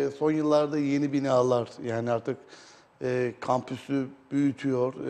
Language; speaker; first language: Turkish; native; Turkish